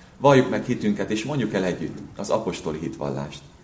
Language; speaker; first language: Hungarian; native; Hungarian